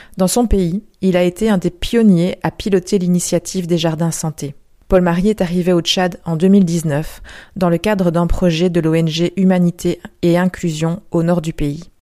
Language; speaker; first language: French; native; French